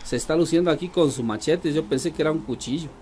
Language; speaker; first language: Spanish; native; Spanish